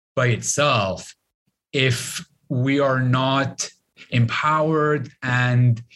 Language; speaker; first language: English; non-native, fluent; Arabic